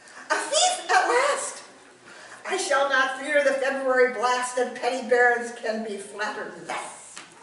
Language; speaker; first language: English; native; English